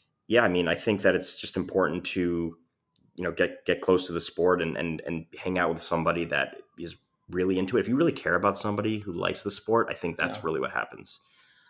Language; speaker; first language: English; native; English